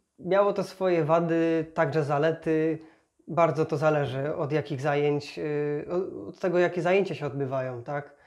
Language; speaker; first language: Polish; native; Polish